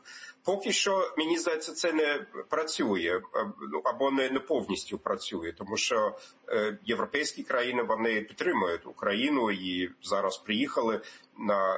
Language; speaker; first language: Ukrainian; non-native, fluent; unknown